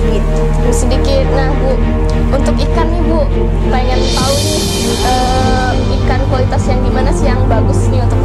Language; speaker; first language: Indonesian; native; Indonesian